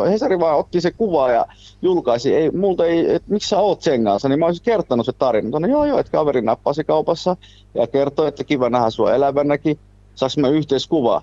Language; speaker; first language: Finnish; early bilingual, other home language; Somali